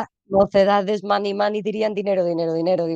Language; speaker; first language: Spanish; native; Spanish